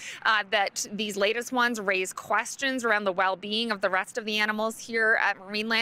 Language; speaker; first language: English; native; English